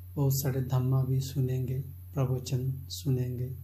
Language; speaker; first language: Hindi; non-native, local second language; Chakma